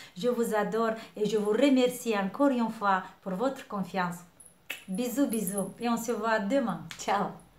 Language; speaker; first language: French; non-native, fluent; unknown